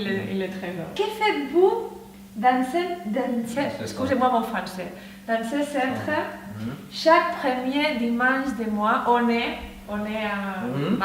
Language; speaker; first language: French; non-native, learner; Spanish